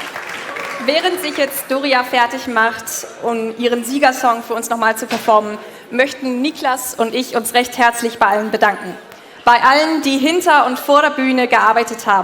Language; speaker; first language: German; native; German